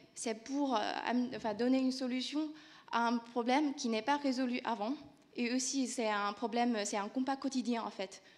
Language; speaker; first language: French; non-native, fluent; Chinese